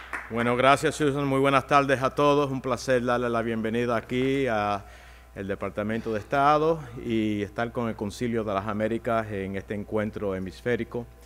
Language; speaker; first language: Spanish; early bilingual, heritage; Spanish